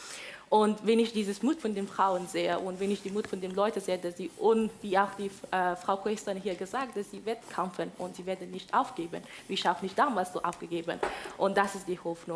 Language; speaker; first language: German; non-native, fluent; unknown